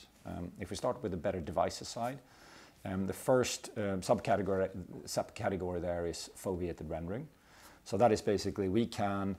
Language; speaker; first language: English; non-native, fluent; Swedish